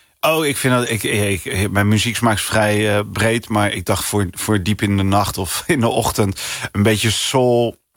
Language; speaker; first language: Dutch; early bilingual, other home language; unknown